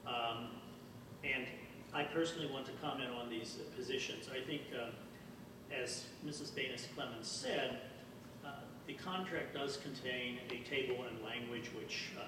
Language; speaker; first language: English; native; English